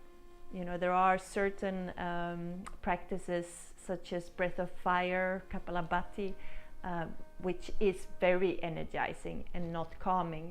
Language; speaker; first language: English; non-native, fluent; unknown